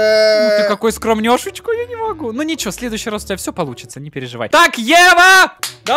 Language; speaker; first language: Russian; native; Russian